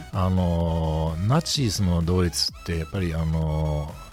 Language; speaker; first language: Japanese; non-native, fluent; German